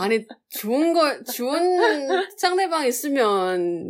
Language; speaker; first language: Korean; non-native, learner; Chinese